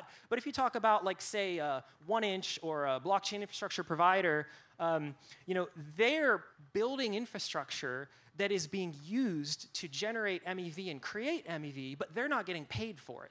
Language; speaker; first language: English; native; English